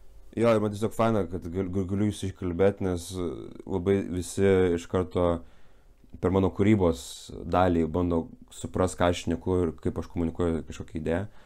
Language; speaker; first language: Lithuanian; native; Lithuanian